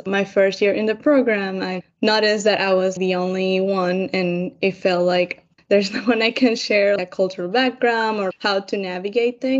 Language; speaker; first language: English; non-native, fluent; Spanish